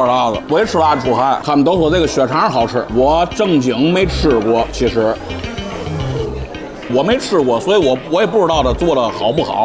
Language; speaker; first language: Chinese; native; Chinese